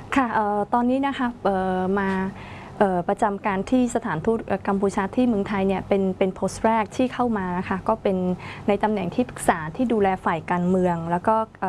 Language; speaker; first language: Thai; non-native, fluent; Khmer